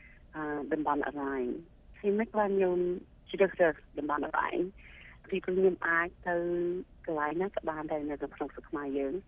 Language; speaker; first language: Khmer; early bilingual, heritage; Khmer